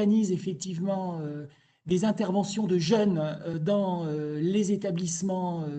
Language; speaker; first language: French; native; French